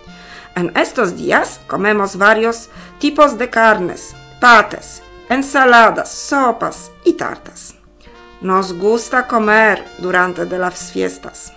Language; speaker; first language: Spanish; non-native, learner; Polish